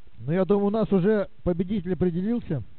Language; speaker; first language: Russian; native; Russian